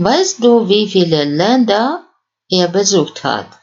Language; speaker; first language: German; non-native, fluent; Russian